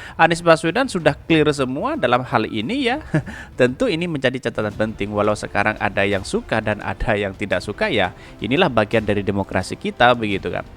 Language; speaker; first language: Indonesian; non-native, local second language; Madurese